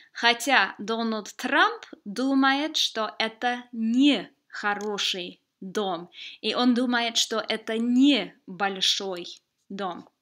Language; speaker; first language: Russian; non-native, fluent; English